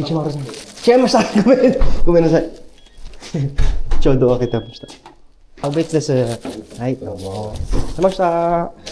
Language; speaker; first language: Japanese; non-native, learner; Filipino